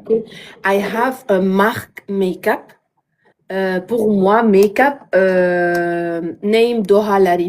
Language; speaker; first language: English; non-native, learner; Arabic